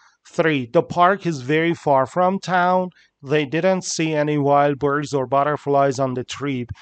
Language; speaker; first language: English; non-native, fluent; Persian